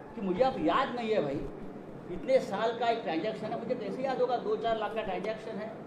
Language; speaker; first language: Hindi; non-native, local second language; Marathi